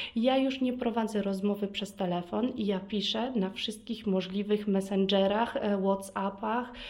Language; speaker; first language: Polish; early bilingual, heritage; Polish